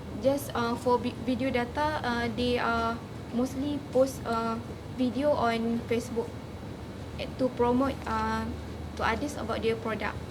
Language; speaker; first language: English; non-native, learner; Malay